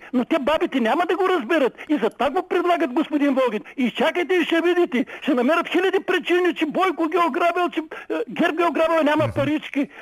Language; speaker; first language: Bulgarian; native; Bulgarian